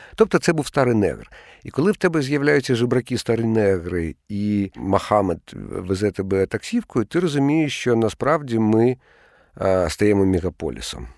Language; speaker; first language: Ukrainian; native; Ukrainian